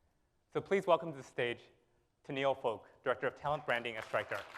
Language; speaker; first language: English; native; English